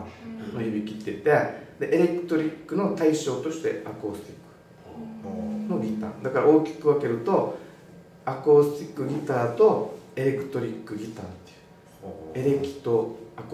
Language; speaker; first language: Japanese; native; Japanese